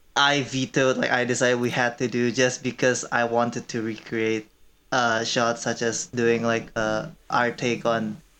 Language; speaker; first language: English; early bilingual, other home language; Korean